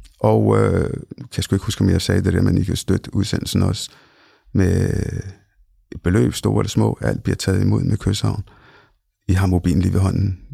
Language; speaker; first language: Danish; early bilingual, other home language; Punjabi